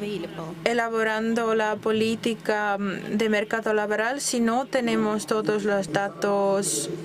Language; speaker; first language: Spanish; non-native, fluent; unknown